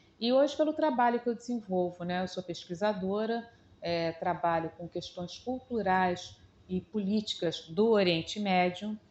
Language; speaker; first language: Portuguese; native; Portuguese